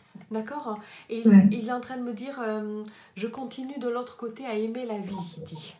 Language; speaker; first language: French; native; French